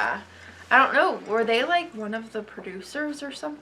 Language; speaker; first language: English; native; English